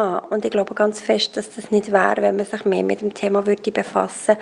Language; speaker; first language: German; native; German